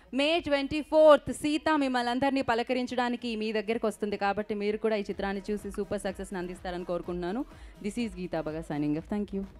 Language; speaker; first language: Telugu; native; Telugu